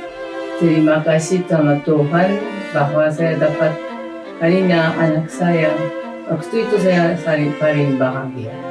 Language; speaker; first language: Indonesian; non-native, fluent; Japanese